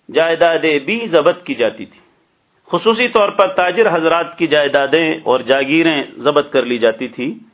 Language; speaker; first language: Urdu; native; Urdu